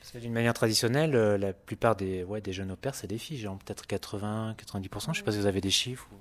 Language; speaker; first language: French; native; French